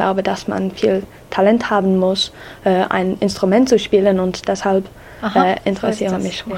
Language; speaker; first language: German; non-native, learner; English